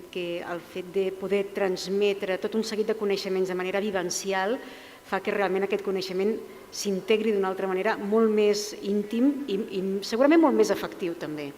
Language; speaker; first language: Catalan; native; Catalan